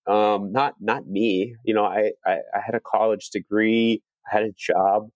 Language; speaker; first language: English; native; English